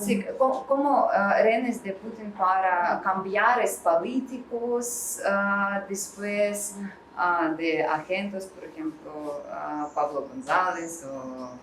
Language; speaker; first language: Spanish; non-native, learner; Russian